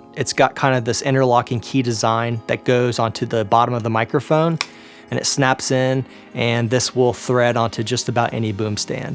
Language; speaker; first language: English; native; English